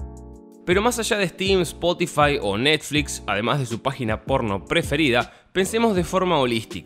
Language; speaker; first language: Spanish; native; Spanish